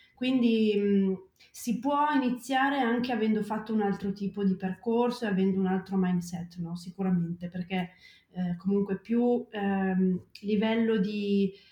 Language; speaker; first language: Italian; native; Italian